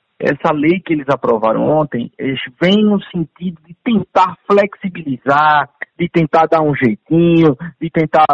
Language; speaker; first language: Portuguese; native; Portuguese